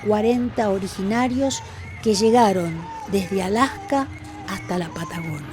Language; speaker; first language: Spanish; native; Spanish